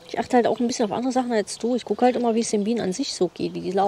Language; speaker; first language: German; native; German